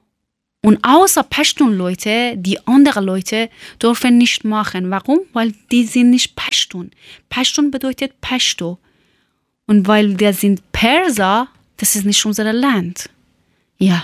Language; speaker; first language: German; non-native, learner; Persian